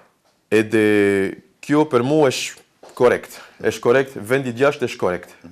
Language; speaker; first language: Albanian; non-native, learner; French